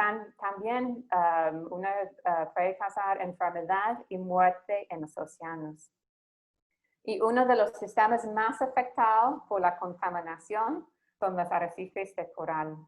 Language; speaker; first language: Spanish; non-native, fluent; English